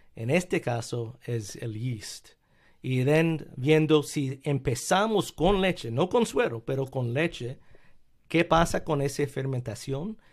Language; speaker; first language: Spanish; early bilingual, heritage; Spanish